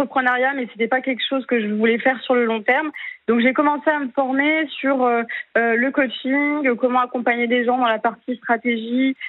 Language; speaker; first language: French; native; French